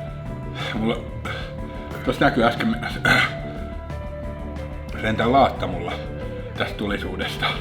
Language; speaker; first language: Finnish; native; Finnish